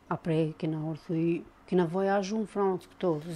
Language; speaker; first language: French; non-native, learner; Albanian